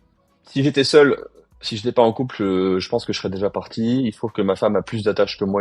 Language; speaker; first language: French; native; French